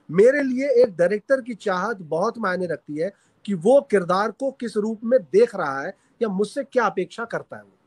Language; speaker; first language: Hindi; native; Hindi